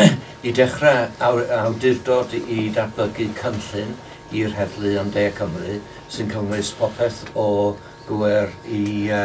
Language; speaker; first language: Welsh; non-native, local second language; English